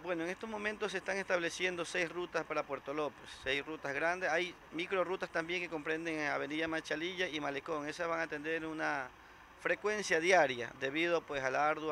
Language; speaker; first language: Spanish; native; Spanish